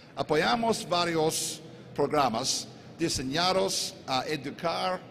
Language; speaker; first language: Spanish; non-native, fluent; English